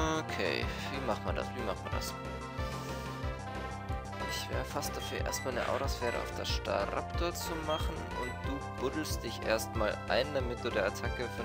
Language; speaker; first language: German; native; German